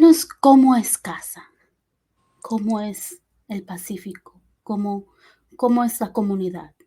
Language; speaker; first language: Spanish; early bilingual, heritage; Spanish